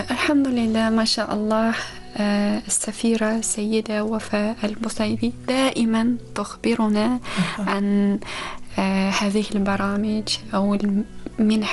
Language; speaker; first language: Arabic; non-native, fluent; Uzbek